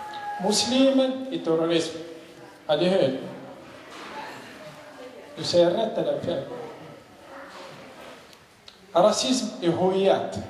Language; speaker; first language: Swedish; non-native, learner; Arabic